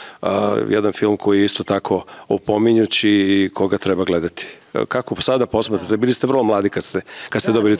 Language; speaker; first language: Serbian; native; Serbian